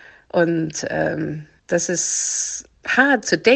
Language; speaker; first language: German; non-native, fluent; English